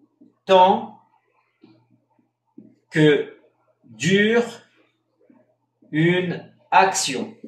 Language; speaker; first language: French; non-native, fluent; Spanish